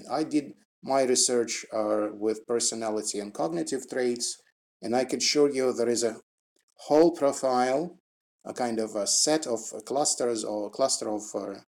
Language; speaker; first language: English; non-native, fluent; Russian